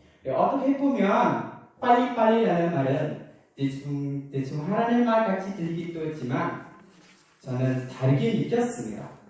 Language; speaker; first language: Korean; non-native, learner; Khmer